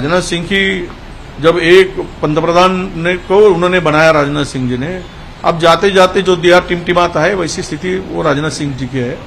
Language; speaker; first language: Hindi; non-native, local second language; Marathi